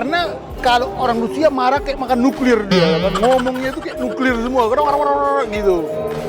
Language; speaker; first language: Indonesian; native; Indonesian